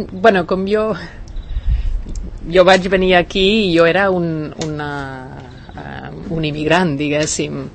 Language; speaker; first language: Catalan; non-native, fluent; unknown